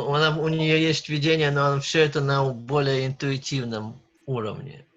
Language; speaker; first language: Russian; native; Russian